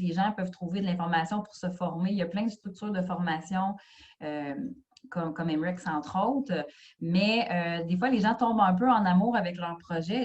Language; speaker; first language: French; native; French